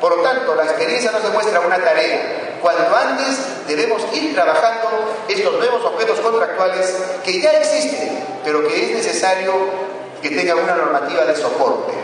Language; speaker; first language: Spanish; native; Spanish